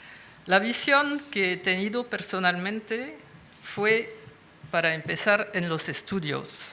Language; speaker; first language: Spanish; non-native, fluent; French